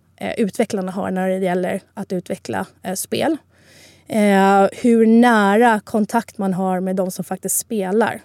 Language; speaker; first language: Swedish; early bilingual, other home language; Spanish